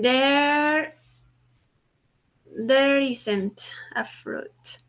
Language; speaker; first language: English; non-native, learner; Spanish